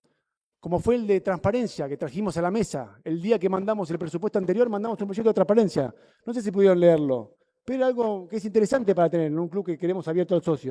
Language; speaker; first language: Spanish; native; Spanish